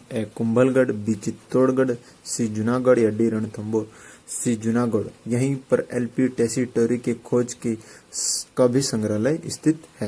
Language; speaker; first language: Hindi; native; Hindi